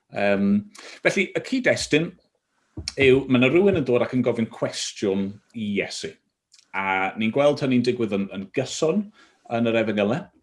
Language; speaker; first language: Welsh; native; Welsh